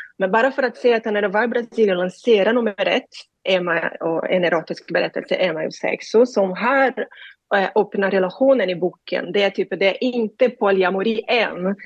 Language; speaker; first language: Swedish; non-native, learner; Portuguese